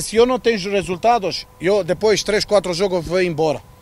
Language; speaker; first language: Portuguese; non-native, learner; Romanian